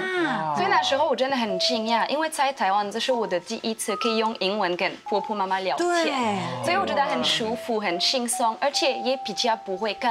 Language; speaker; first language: Chinese; non-native, fluent; French